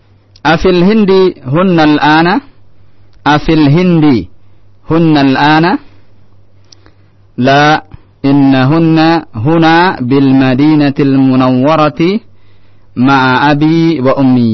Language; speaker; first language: Arabic; non-native, fluent; Indonesian